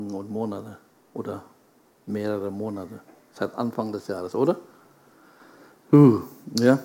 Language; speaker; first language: German; non-native, fluent; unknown